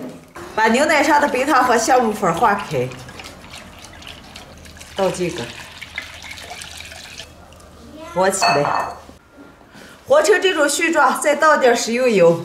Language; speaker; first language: Chinese; native; Chinese